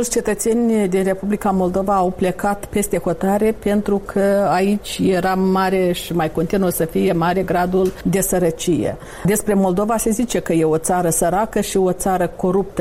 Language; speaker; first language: Romanian; native; Romanian